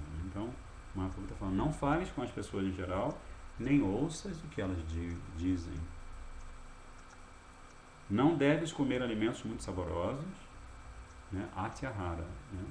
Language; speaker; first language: Portuguese; native; Portuguese